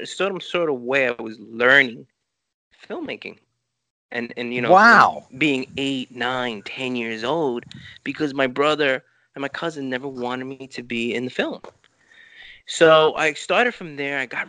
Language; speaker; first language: English; early bilingual, other home language; Spanish